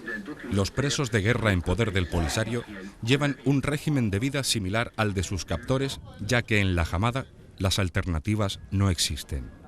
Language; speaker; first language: Spanish; native; Spanish